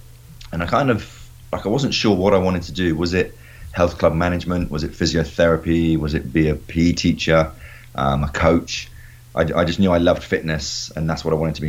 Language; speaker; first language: English; native; English